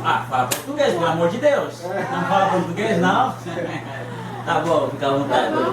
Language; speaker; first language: Portuguese; non-native, fluent; Haitian Creole